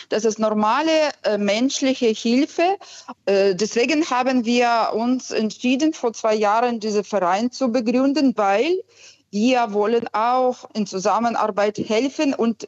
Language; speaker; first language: German; non-native, fluent; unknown